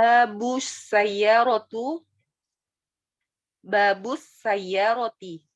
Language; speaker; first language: Arabic; non-native, learner; Indonesian